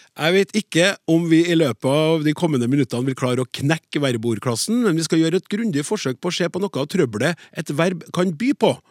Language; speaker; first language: Norwegian; native; Norwegian